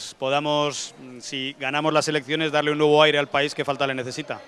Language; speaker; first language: Spanish; native; Spanish